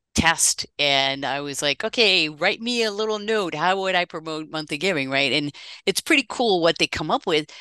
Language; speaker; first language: English; non-native, fluent; Dutch